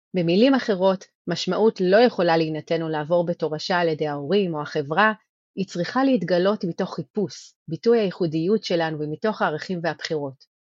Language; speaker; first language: Hebrew; non-native, fluent; Spanish